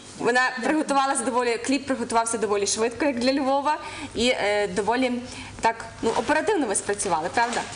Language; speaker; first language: Ukrainian; native; Ukrainian